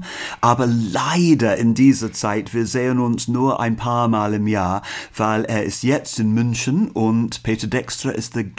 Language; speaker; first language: German; non-native, learner; English